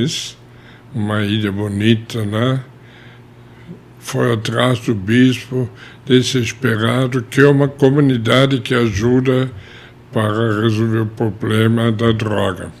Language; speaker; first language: Portuguese; non-native, fluent; German